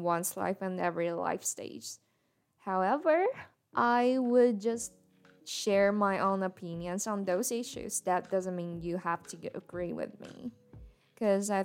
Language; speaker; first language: English; non-native, fluent; Chinese